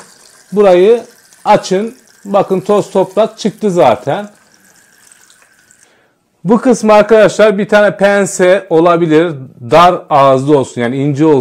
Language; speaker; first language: Turkish; native; Turkish